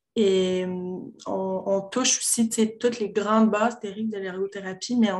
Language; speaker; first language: French; native; French